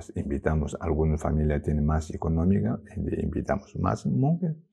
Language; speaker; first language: Spanish; non-native, fluent; Chinese